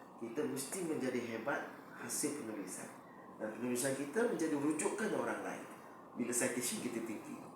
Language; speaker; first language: Malay; native; Malay